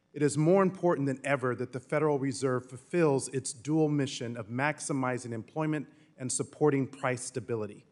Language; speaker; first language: English; native; English